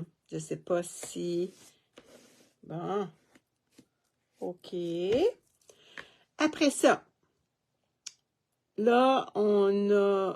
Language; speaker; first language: French; native; French